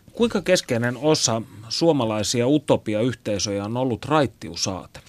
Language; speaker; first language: Finnish; native; Finnish